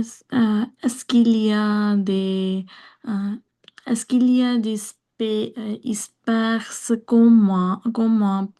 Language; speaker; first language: French; non-native, learner; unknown